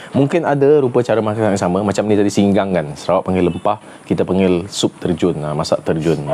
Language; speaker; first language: Malay; non-native, local second language; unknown